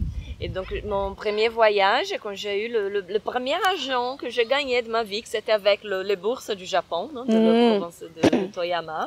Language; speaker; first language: French; non-native, fluent; Portuguese